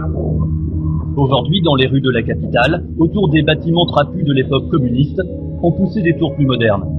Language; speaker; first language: French; native; French